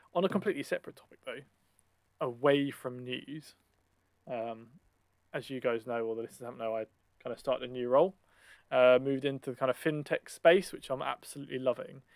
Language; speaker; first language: English; native; English